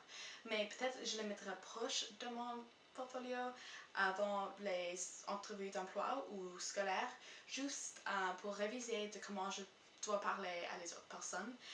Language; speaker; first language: French; non-native, local second language; English